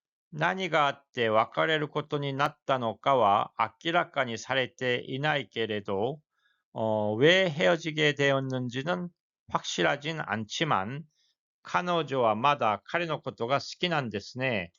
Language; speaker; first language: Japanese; non-native, fluent; Korean